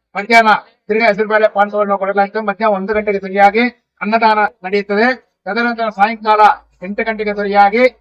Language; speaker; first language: Kannada; non-native, local second language; Tamil